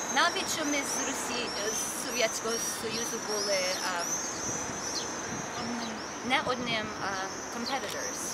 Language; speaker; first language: Ukrainian; early bilingual, heritage; Ukrainian